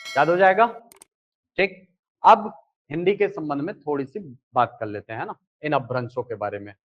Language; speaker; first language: Hindi; native; Hindi